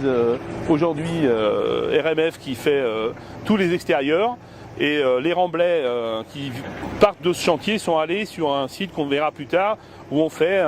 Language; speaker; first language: French; native; French